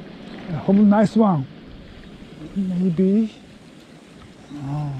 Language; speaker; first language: English; non-native, learner; Japanese